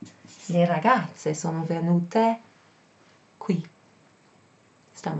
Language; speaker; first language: Italian; non-native, fluent; English